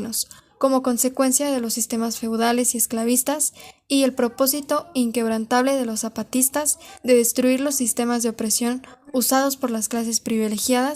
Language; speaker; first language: Spanish; native; Spanish